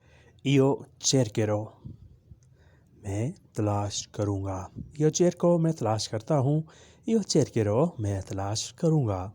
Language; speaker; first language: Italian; non-native, learner; Urdu